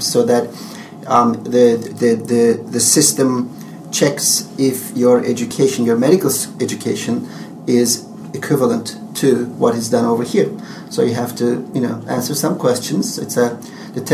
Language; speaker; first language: English; non-native, fluent; Turkish